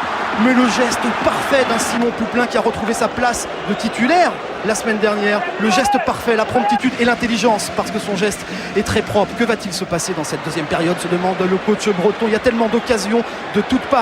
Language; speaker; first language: French; native; French